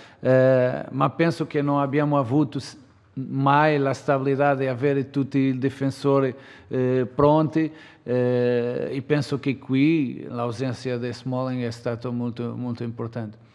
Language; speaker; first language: Italian; non-native, fluent; Portuguese